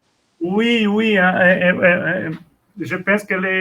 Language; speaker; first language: French; non-native, learner; Portuguese